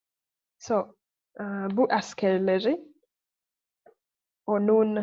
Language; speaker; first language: Turkish; non-native, fluent; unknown